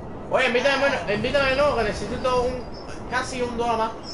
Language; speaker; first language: Spanish; early bilingual, heritage; Spanish